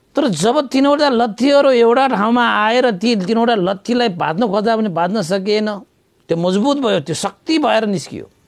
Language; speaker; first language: Nepali; non-native, local second language; Newari